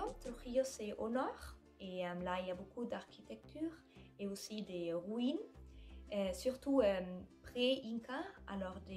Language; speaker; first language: French; non-native, fluent; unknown